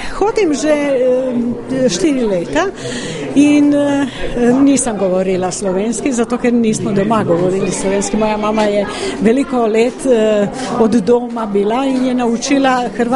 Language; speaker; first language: Slovenian; non-native, learner; Croatian